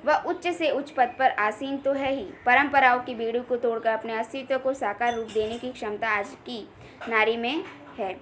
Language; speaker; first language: Hindi; non-native, local second language; Gujarati